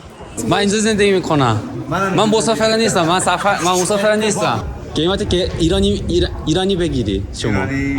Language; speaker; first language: Persian; non-native, learner; Korean